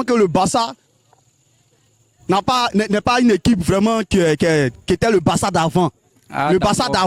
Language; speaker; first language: French; non-native, local second language; Wolof